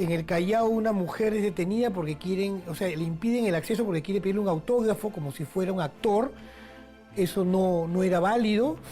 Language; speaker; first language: Spanish; native; Spanish